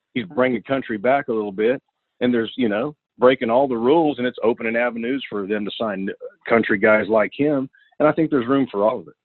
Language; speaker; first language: English; native; English